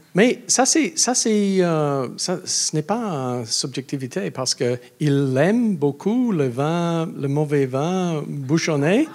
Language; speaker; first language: French; non-native, learner; English